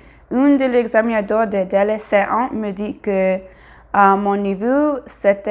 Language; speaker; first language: French; non-native, learner; English